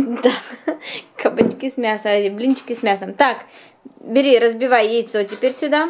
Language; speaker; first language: Russian; native; Russian